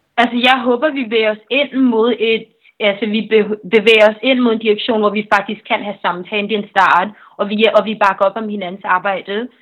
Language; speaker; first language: Danish; early bilingual, other home language; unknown